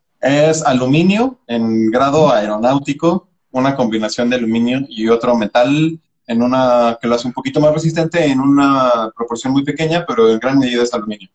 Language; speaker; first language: Spanish; native; Spanish